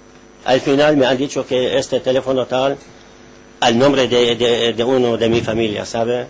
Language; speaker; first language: Spanish; non-native, learner; Arabic